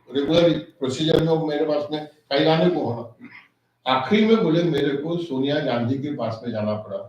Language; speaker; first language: Hindi; non-native, local second language; Marathi